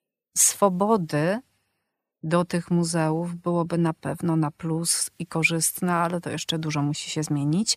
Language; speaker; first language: Polish; native; Polish